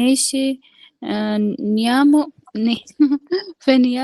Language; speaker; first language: Italian; non-native, learner; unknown